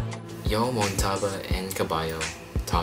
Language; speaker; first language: Spanish; non-native, learner; English